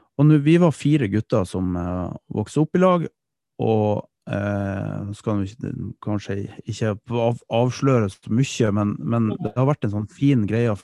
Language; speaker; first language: Norwegian; early bilingual, other home language; Dutch